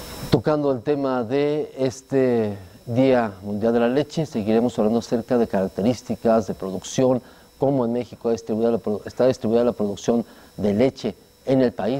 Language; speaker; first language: Spanish; native; Spanish